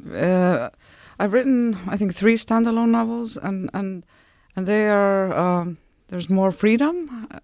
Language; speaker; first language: English; non-native, fluent; Icelandic